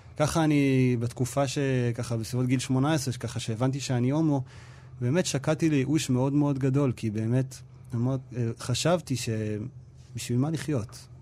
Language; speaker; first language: Hebrew; native; Hebrew